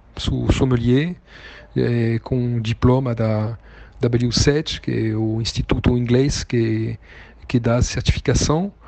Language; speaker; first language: Portuguese; non-native, fluent; French